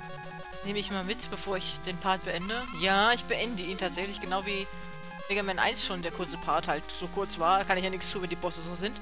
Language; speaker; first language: German; native; German